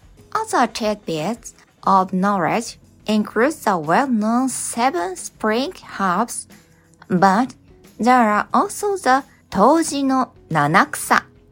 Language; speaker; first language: English; non-native, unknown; Japanese